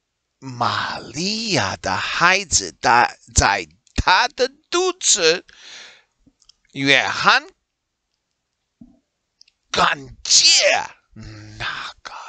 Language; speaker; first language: Chinese; non-native, learner; English